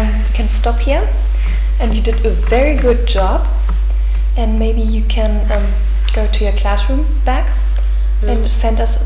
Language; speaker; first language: English; non-native, fluent; German